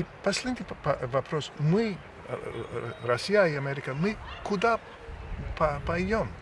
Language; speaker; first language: Russian; non-native, learner; English